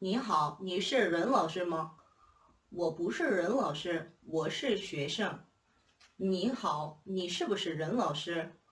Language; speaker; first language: Chinese; non-native, fluent; Korean